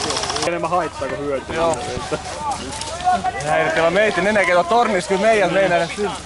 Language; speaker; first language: Finnish; native; Finnish